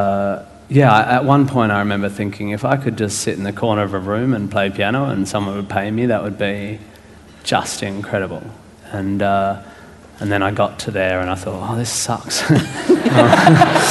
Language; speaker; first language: English; native; English